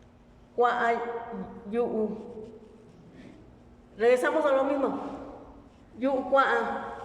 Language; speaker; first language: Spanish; non-native, local second language; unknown